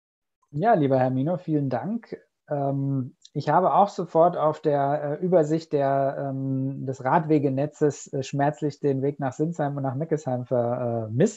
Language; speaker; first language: German; native; German